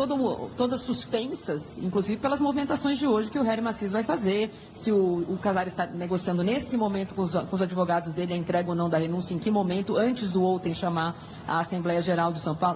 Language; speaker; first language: Portuguese; native; Portuguese